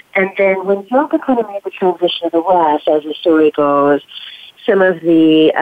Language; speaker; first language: English; native; English